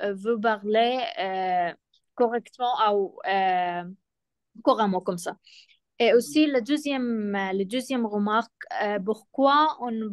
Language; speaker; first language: French; non-native, learner; Arabic